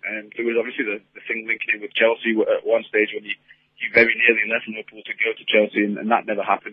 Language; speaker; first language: English; native; English